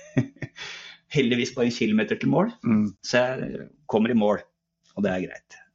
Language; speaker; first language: Norwegian; native; Norwegian